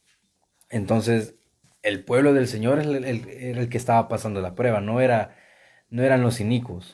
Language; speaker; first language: Spanish; native; Spanish